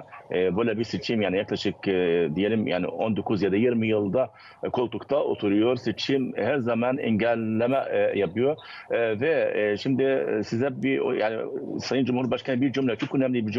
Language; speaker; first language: Turkish; non-native, fluent; Arabic